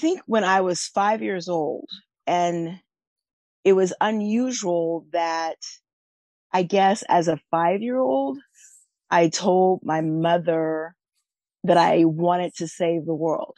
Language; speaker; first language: English; native; English